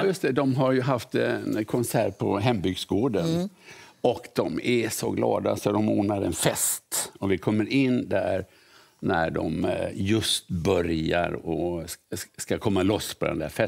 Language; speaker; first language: Swedish; native; Swedish